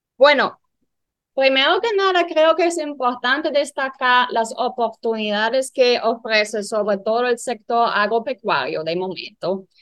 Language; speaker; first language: Spanish; non-native, fluent; German